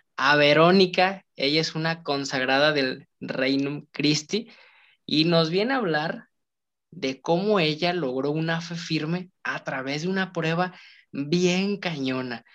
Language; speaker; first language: Spanish; native; Spanish